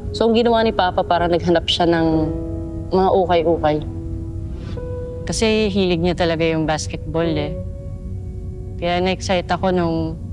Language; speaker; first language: Filipino; native; Filipino